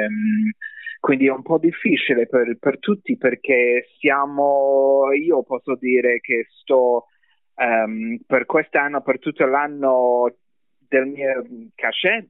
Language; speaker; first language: Italian; non-native, fluent; English